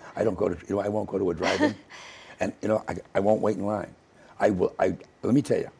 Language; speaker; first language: English; native; English